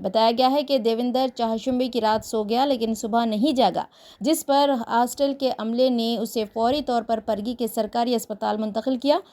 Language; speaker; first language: Urdu; native; Urdu